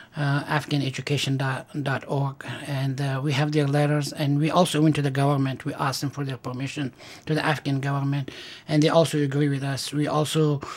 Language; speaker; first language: English; non-native, fluent; Pashto